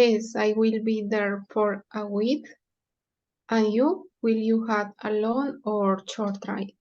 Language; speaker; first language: English; non-native, learner; Spanish